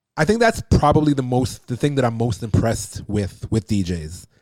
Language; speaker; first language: English; native; English